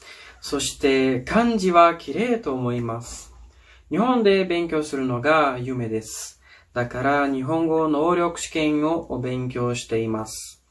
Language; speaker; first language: Japanese; non-native, learner; Portuguese